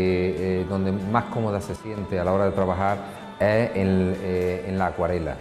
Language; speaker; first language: Spanish; native; Spanish